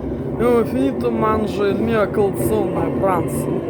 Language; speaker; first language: Italian; non-native, learner; Russian